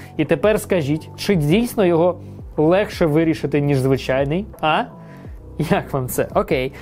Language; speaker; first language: Ukrainian; non-native, local second language; Russian